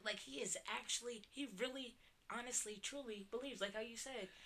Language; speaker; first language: English; native; English